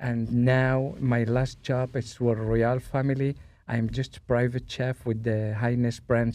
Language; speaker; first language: English; non-native, learner; Spanish